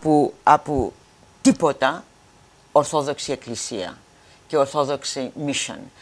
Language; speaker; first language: Greek; early bilingual, heritage; Greek